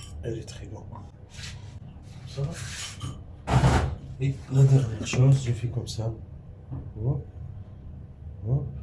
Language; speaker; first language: French; non-native, learner; Arabic